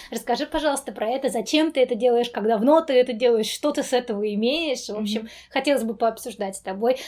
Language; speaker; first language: Russian; native; Russian